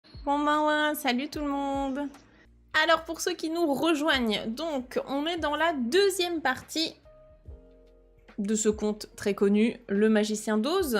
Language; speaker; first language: French; native; French